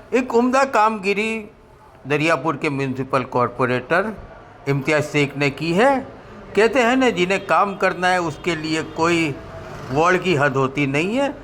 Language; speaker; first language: Hindi; non-native, local second language; Gujarati